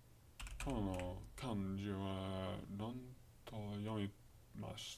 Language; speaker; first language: Japanese; non-native, learner; English